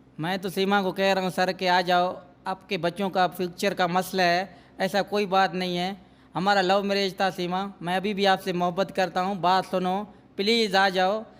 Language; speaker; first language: Urdu; non-native, local second language; Saraiki